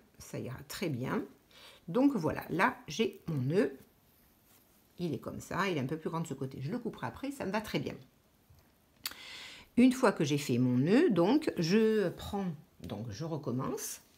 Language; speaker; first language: French; native; French